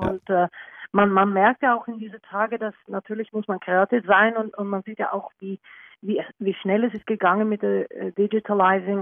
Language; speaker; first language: German; non-native, learner; Norwegian